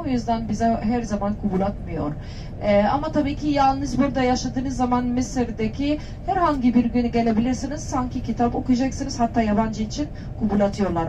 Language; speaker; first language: Turkish; non-native, learner; Arabic